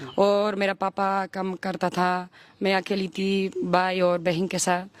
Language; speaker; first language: Hindi; non-native, learner; Spanish